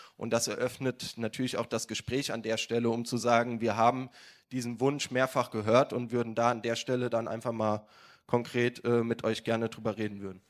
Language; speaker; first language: German; native; German